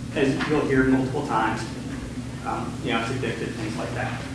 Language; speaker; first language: English; native; English